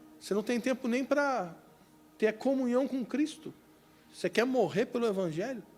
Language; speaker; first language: Portuguese; native; Portuguese